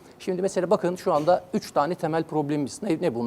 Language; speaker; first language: Turkish; native; Turkish